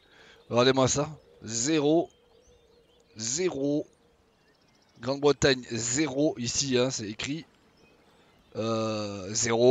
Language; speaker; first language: French; native; French